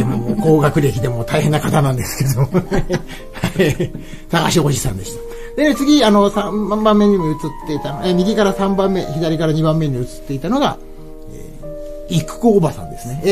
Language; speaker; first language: Japanese; native; Japanese